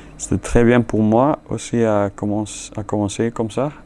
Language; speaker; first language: French; non-native, learner; Icelandic